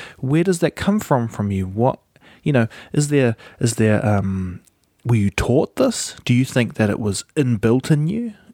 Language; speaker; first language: English; native; English